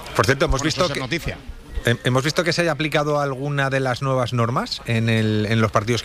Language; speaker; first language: Spanish; native; Spanish